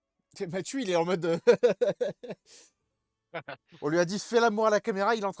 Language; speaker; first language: French; native; French